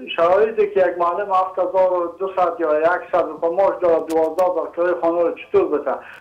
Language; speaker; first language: Persian; native; Persian